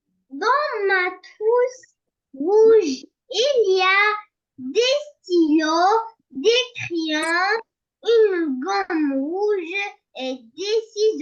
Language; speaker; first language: French; non-native, learner; Arabic